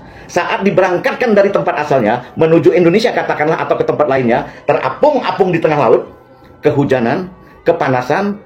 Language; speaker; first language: Indonesian; native; Indonesian